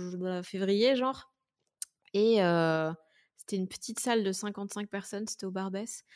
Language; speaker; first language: French; native; French